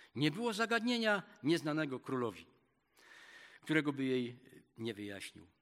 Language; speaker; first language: Polish; native; Polish